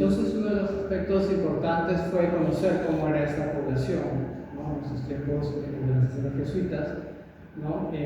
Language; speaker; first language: Spanish; native; Spanish